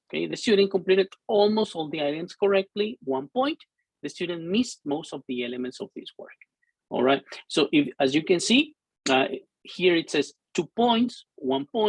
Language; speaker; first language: English; non-native, fluent; Spanish